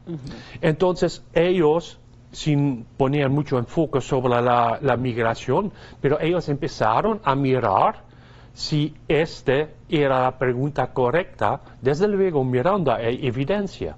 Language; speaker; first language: Spanish; non-native, fluent; Dutch